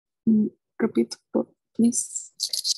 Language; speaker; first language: English; non-native, learner; Spanish